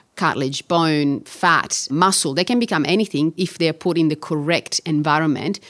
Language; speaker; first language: English; non-native, fluent; Italian